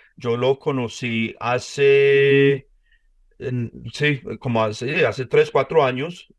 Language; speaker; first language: Spanish; early bilingual, heritage; Spanish